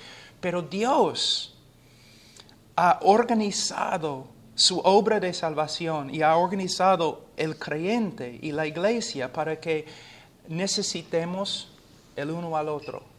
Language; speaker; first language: Spanish; non-native, fluent; English